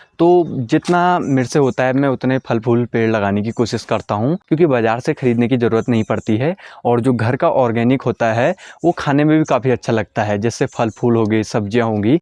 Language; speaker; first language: Hindi; non-native, local second language; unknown